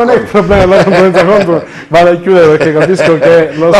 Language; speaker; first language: Italian; native; Italian